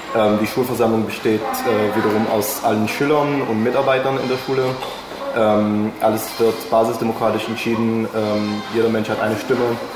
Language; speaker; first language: German; non-native, fluent; English